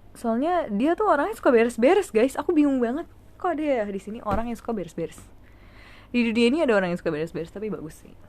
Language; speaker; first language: Indonesian; native; Indonesian